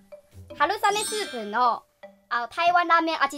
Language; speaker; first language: Japanese; non-native, learner; Chinese